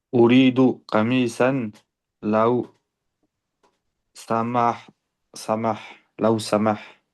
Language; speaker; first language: Arabic; non-native, learner; French